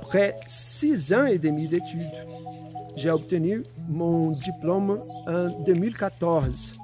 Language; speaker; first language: French; non-native, fluent; Portuguese